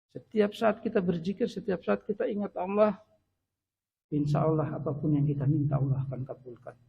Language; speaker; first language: Indonesian; native; Indonesian